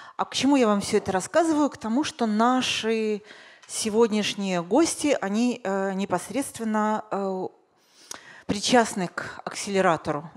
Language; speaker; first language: Russian; native; Russian